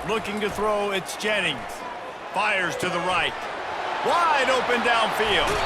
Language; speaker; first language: English; native; English